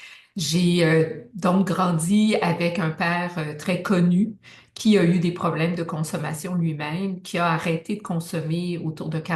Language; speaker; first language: French; native; French